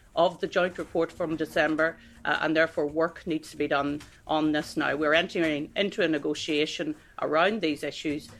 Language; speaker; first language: English; native; English